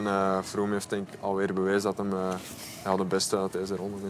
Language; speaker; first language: Dutch; native; Dutch